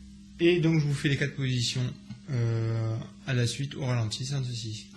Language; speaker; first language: French; native; French